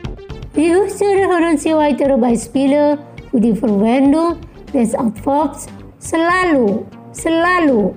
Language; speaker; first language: German; non-native, learner; Indonesian